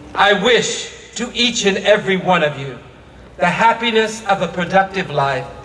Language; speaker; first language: English; native; English